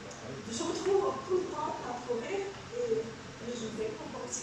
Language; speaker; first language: French; non-native, local second language; Arabic